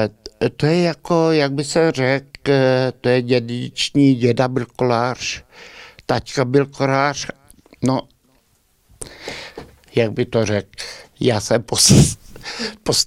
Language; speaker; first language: Czech; early bilingual, heritage; Czech